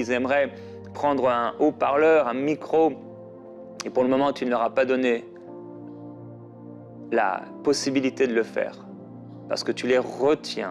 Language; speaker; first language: French; native; French